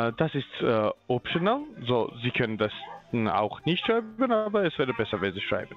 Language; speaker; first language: German; non-native, learner; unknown